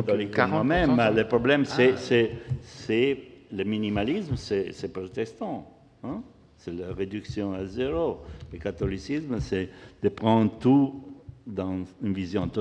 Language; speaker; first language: French; non-native, fluent; Italian